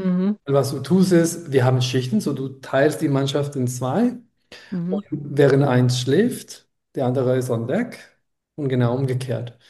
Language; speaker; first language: German; non-native, fluent; Spanish